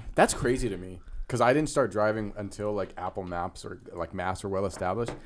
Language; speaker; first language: English; native; English